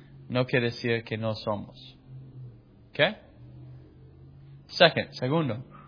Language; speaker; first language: Spanish; non-native, fluent; English